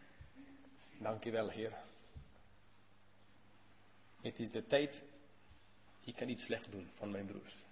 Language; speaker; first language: Dutch; non-native, learner; English